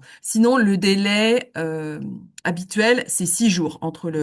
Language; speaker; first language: French; native; French